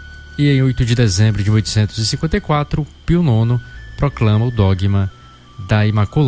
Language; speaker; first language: Portuguese; native; Portuguese